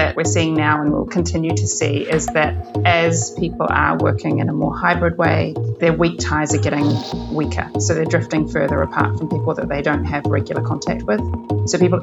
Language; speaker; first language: English; native; English